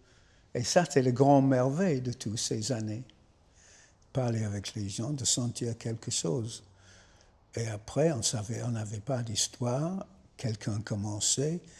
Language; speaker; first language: French; non-native, fluent; English